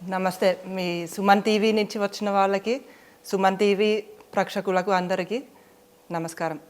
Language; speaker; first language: Telugu; non-native, fluent; Finnish